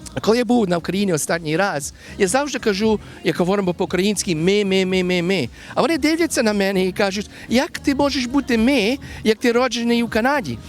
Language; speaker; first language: Ukrainian; early bilingual, heritage; Ukrainian